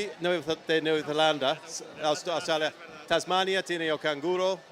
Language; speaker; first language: Spanish; non-native, learner; English